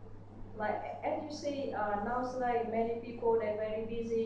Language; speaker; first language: English; non-native, learner; Vietnamese